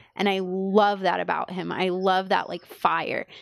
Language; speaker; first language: English; native; English